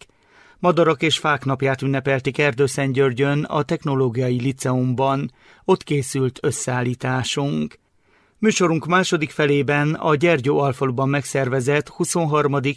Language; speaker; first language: Hungarian; native; Hungarian